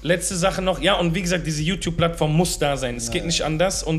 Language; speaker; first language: German; native; German